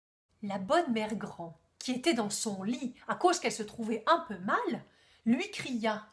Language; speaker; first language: French; native; French